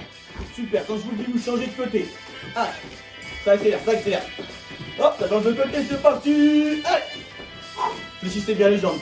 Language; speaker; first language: French; native; French